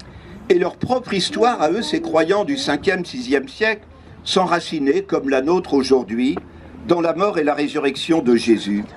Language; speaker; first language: French; native; French